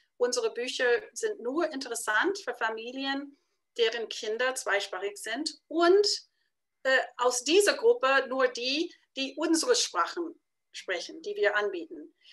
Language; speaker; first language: German; non-native, fluent; English